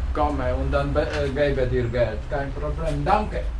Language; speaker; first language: German; non-native, learner; Polish